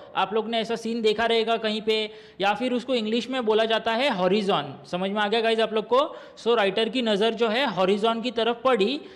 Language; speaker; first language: Hindi; non-native, local second language; Marathi